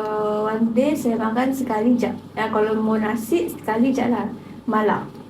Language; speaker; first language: Malay; native; Malay